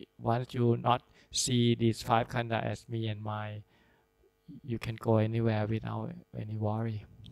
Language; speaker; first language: English; non-native, fluent; Thai